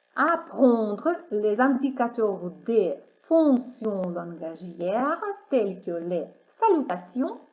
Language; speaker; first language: French; non-native, fluent; Ukrainian